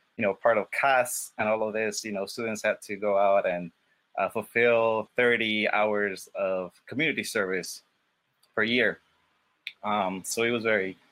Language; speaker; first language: English; non-native, fluent; Spanish